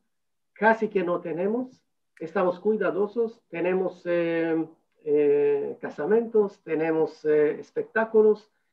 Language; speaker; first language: Spanish; non-native, fluent; Hebrew